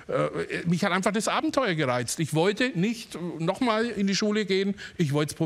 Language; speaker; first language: German; native; German